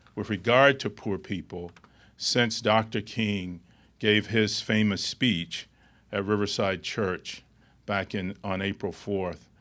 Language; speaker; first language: English; native; English